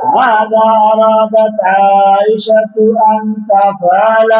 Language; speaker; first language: Arabic; non-native, learner; Bangla